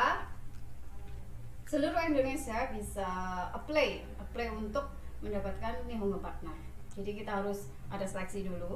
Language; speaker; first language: Indonesian; native; Indonesian